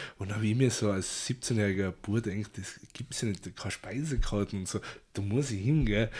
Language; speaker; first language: German; native; German